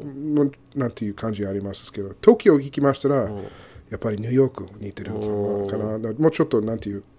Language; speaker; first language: Japanese; non-native, learner; English